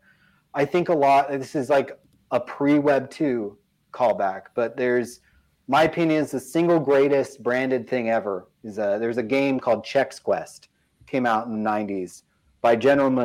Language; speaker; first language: English; native; English